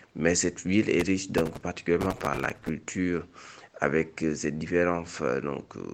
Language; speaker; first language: French; non-native, local second language; Wolof